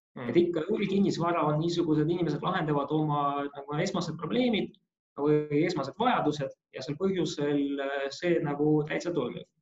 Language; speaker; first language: Estonian; non-native, local second language; Russian